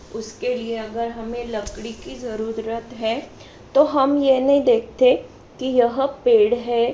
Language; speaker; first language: Hindi; non-native, local second language; Marathi